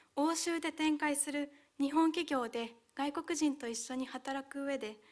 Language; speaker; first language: Japanese; early bilingual, other home language; Hungarian